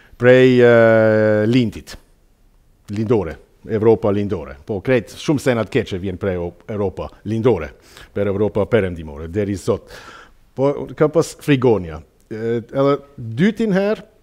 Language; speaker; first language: Albanian; non-native, learner; German